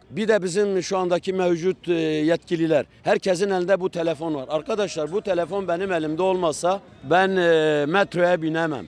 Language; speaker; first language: Turkish; native; Turkish